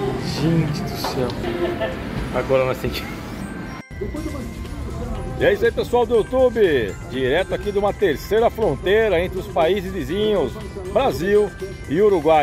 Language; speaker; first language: Portuguese; native; Portuguese